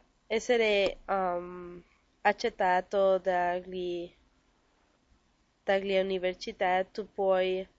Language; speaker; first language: Italian; non-native, learner; Spanish